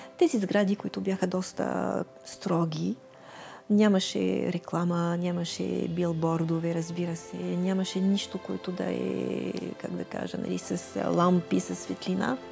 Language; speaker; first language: Bulgarian; non-native, fluent; French